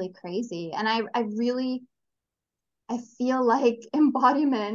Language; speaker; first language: English; native; English